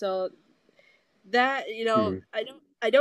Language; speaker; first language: English; non-native, fluent; Spanish